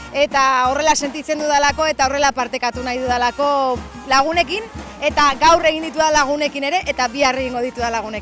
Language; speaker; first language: Basque; non-native, local second language; Spanish